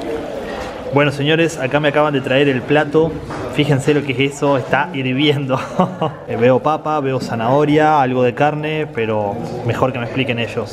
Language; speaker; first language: Spanish; native; Spanish